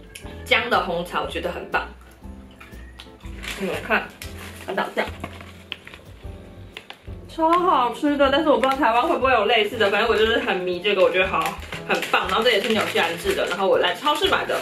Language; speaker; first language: Chinese; native; Chinese